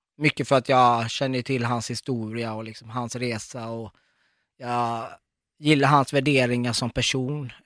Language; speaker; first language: Swedish; early bilingual, other home language; Arabic